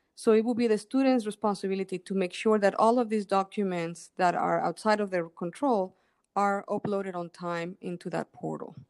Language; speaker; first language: English; non-native, fluent; Spanish